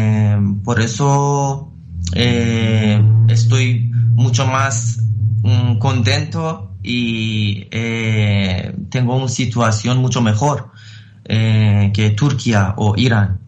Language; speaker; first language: Spanish; non-native, fluent; Persian